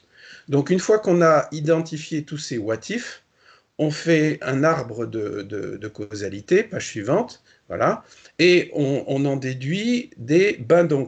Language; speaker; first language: French; native; French